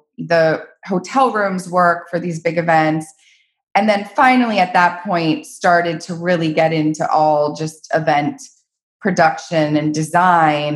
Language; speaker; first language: English; native; English